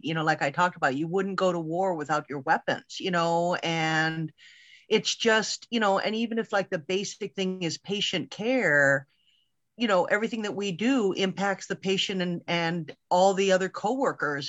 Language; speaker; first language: English; native; English